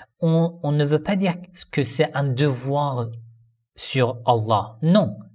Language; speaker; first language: French; non-native, fluent; Persian